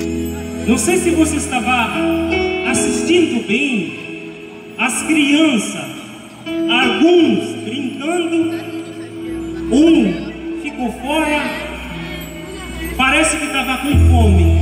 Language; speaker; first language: Portuguese; non-native, fluent; Haitian Creole